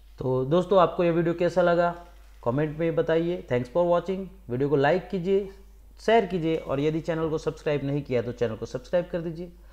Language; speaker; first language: Hindi; non-native, local second language; Gujarati